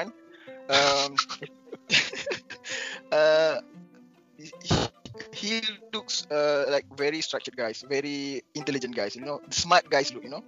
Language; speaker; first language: English; non-native, local second language; Malay